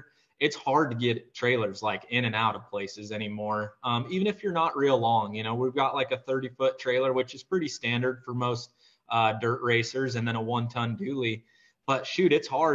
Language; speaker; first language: English; native; English